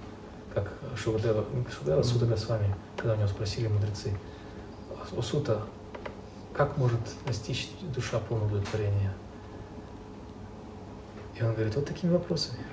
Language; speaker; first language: Russian; native; Russian